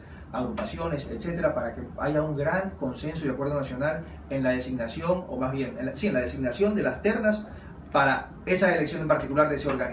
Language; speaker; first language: Spanish; native; Spanish